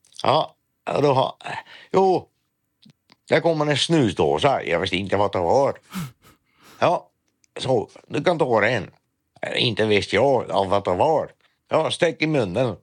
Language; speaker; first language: Swedish; non-native, learner; Dutch